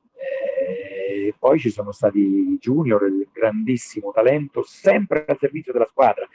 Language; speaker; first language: Italian; native; Italian